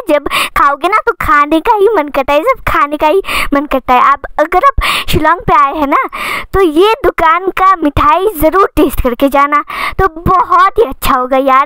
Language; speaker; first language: Hindi; non-native, local second language; Bangla